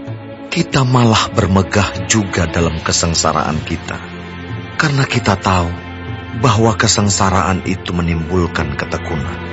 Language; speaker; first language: Indonesian; native; Indonesian